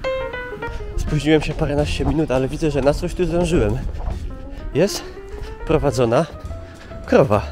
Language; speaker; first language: Polish; native; Polish